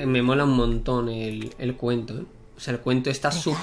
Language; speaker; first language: Spanish; native; Spanish